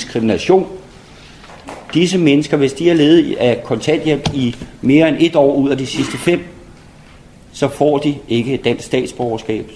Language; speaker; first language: Danish; native; Danish